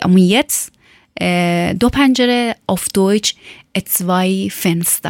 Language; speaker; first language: German; non-native, learner; Persian